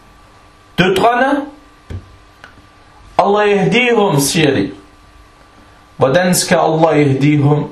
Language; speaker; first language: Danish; non-native, fluent; Arabic